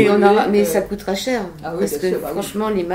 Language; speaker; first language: French; native; French